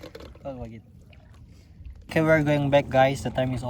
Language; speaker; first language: English; non-native, learner; Indonesian